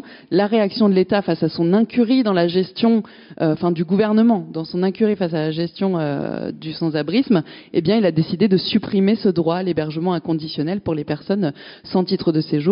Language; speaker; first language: French; native; French